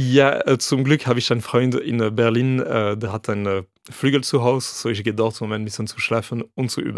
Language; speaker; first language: German; non-native, fluent; French